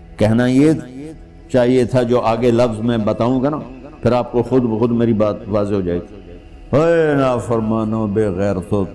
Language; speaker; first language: Urdu; non-native, local second language; Punjabi